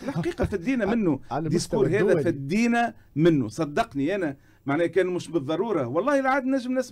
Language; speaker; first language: Arabic; native; Arabic